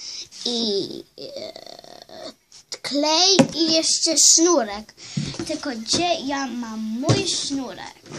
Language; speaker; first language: Polish; early bilingual, heritage; Polish